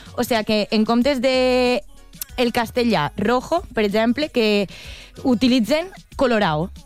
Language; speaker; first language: Catalan; native; Catalan